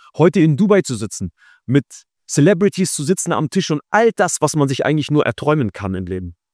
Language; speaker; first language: German; early bilingual, other home language; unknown